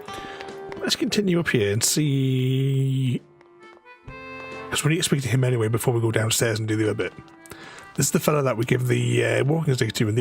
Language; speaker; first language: English; native; English